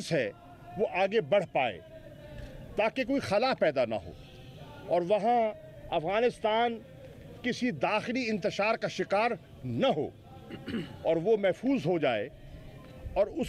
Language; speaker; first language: Urdu; non-native, local second language; Saraiki